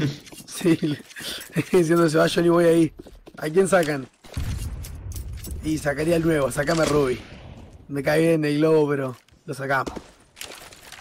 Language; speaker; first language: Spanish; native; Spanish